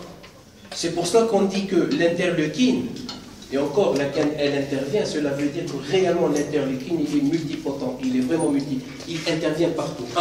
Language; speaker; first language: French; non-native, local second language; Arabic